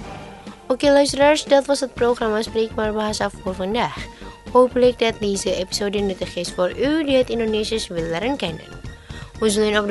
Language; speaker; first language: Dutch; non-native, local second language; Indonesian